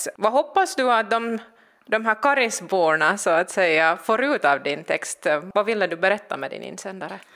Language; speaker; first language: Swedish; native; Swedish